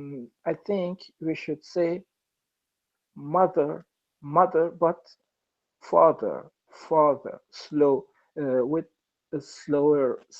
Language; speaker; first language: English; non-native, learner; Persian